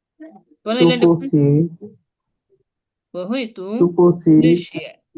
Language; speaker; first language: Chinese; non-native, fluent; Bangla